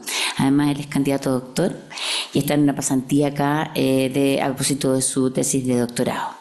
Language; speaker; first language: Spanish; native; Spanish